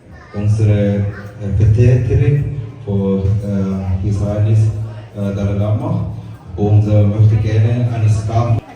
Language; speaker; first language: German; non-native, learner; Tibetan